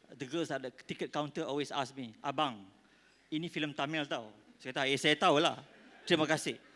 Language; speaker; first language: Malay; native; Malay